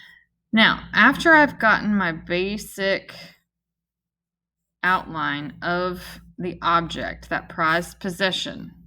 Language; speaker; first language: English; native; English